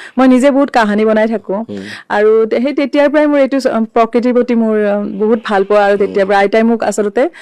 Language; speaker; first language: Assamese; native; Assamese